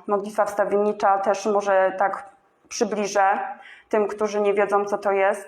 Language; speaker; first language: Polish; native; Polish